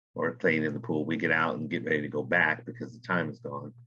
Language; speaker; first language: English; native; English